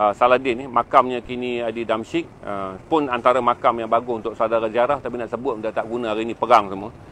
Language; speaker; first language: Malay; native; Malay